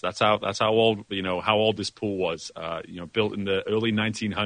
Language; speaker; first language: English; native; English